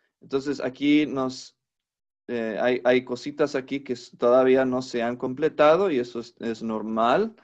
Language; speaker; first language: Spanish; non-native, fluent; English